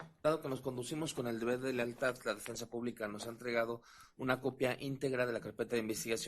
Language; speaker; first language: Spanish; native; Spanish